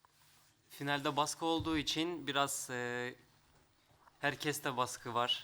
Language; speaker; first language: Turkish; early bilingual, other home language; Russian